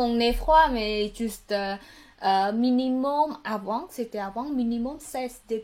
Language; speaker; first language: French; non-native, learner; Khmer